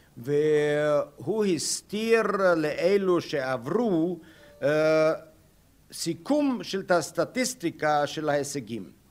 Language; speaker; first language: Hebrew; non-native, fluent; German